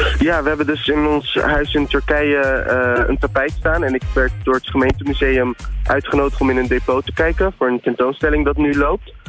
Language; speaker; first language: Dutch; early bilingual, other home language; Turkish